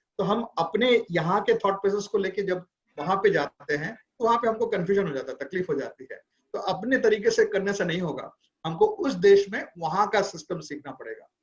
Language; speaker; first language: Hindi; non-native, local second language; Bangla